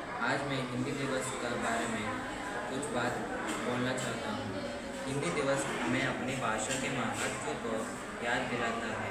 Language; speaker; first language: Hindi; non-native, local second language; Telugu